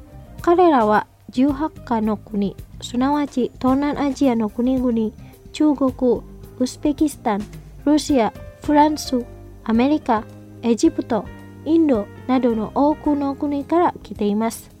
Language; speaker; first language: Japanese; non-native, fluent; Indonesian